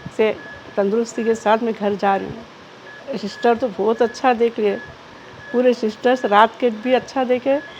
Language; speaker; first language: Hindi; non-native, local second language; Urdu